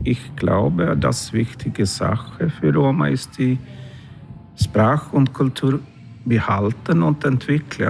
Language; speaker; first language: German; non-native, learner; Swedish